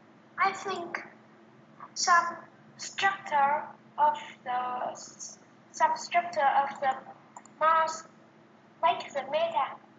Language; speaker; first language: English; non-native, learner; Vietnamese